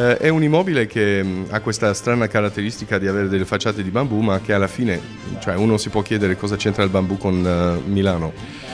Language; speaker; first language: Italian; non-native, fluent; Romanian